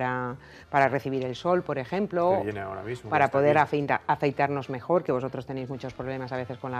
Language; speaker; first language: Spanish; native; Spanish